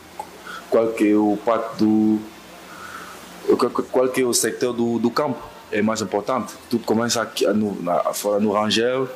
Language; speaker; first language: Portuguese; non-native, fluent; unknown